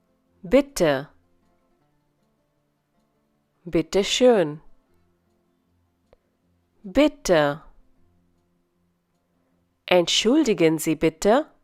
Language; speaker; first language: German; non-native, fluent; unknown